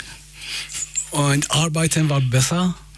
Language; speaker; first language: German; non-native, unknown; Persian